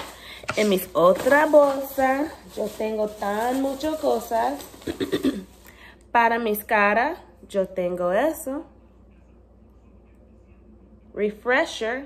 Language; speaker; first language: Spanish; non-native, learner; English